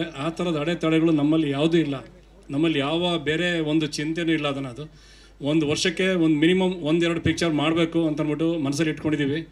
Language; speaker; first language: Kannada; native; Kannada